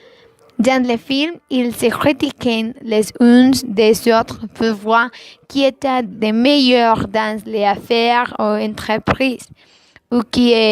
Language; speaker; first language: French; non-native, learner; Spanish